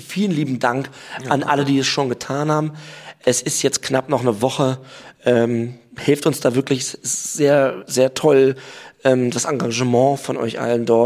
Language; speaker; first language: German; native; German